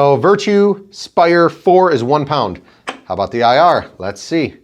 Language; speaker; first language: English; native; English